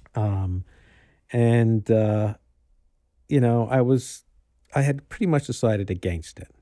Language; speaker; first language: English; native; English